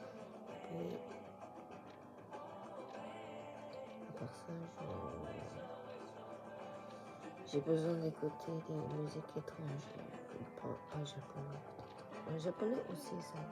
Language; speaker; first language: French; non-native, learner; Japanese